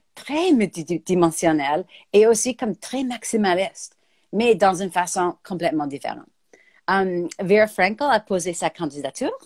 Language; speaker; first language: French; native; French